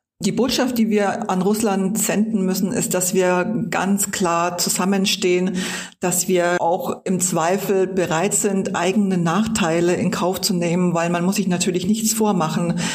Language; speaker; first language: German; native; German